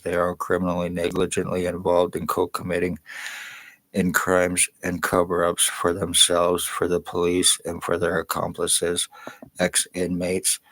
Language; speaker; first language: English; native; English